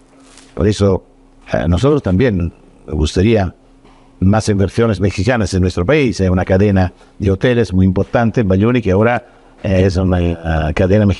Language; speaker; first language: Spanish; non-native, fluent; Italian